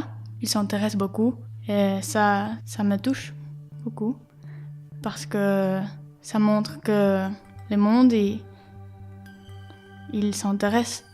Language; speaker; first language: French; non-native, fluent; Spanish